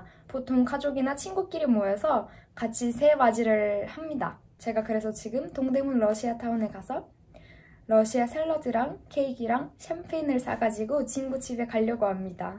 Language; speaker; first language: Korean; non-native, fluent; Russian